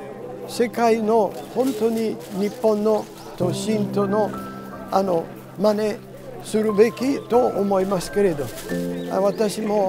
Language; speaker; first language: Japanese; non-native, learner; Italian